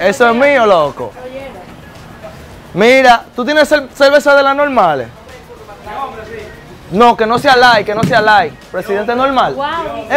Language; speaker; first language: Spanish; native; Spanish